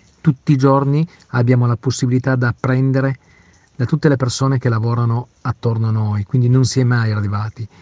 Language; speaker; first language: Italian; native; Italian